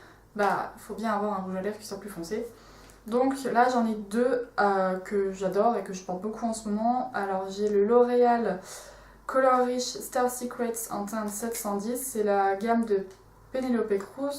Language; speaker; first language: French; native; French